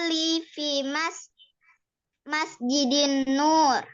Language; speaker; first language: Arabic; non-native, learner; Indonesian